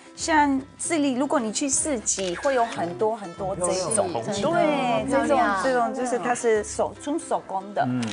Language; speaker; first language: Chinese; non-native, fluent; Spanish